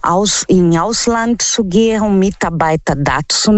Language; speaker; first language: German; non-native, learner; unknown